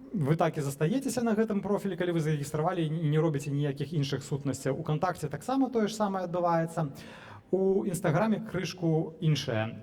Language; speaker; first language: Belarusian; non-native, local second language; Russian